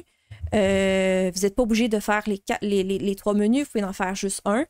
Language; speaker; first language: French; native; French